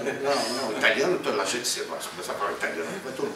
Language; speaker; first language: Italian; non-native, learner; Portuguese